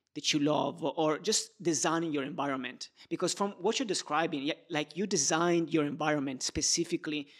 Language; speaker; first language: English; non-native, fluent; Italian